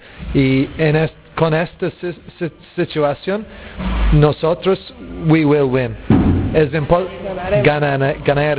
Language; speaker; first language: Spanish; non-native, learner; English